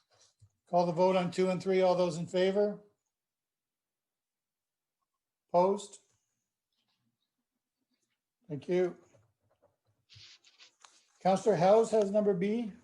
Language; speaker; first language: English; native; English